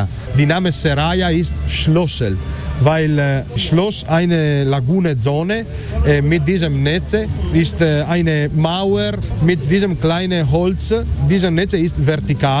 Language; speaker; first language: German; non-native, learner; Italian